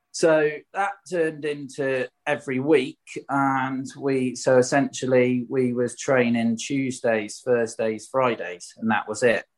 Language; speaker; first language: English; native; English